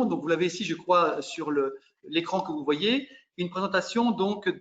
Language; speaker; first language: French; native; French